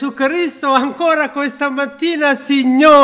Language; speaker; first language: Italian; non-native, learner; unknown